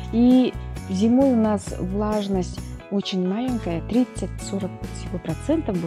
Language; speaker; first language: Russian; native; Russian